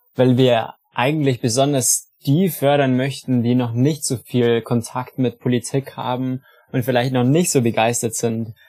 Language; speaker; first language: German; native; German